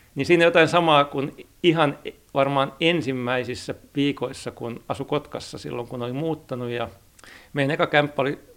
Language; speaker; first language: Finnish; native; Finnish